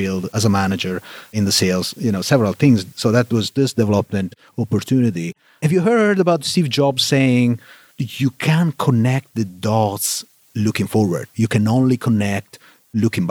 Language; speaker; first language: English; non-native, fluent; Italian